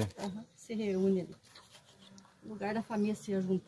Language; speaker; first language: Portuguese; native; Portuguese